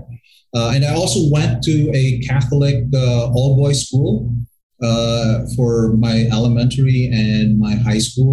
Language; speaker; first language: English; non-native, local second language; Hiligaynon